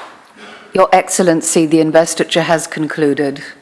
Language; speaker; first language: English; native; English